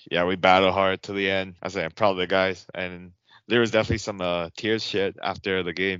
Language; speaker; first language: English; non-native, fluent; Chinese